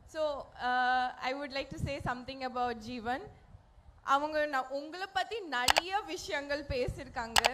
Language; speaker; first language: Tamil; non-native, learner; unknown